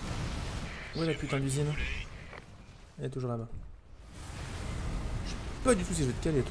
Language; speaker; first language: French; native; French